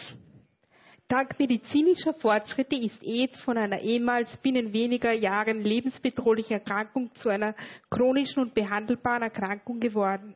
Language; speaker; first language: German; native; German